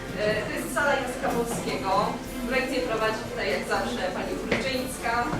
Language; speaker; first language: Polish; non-native, learner; Ukrainian